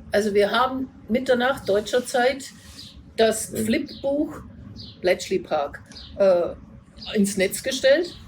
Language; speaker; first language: German; native; German